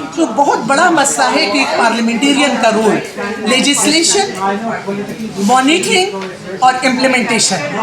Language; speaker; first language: Urdu; non-native, local second language; Pashto